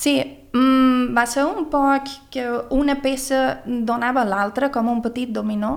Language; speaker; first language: Catalan; early bilingual, other home language; Swedish